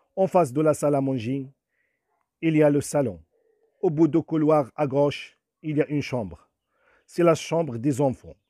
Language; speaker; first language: French; non-native, local second language; Arabic